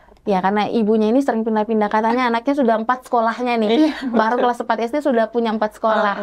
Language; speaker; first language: Indonesian; native; Indonesian